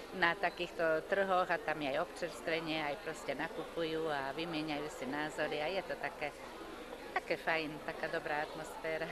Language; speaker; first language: Slovak; native; Slovak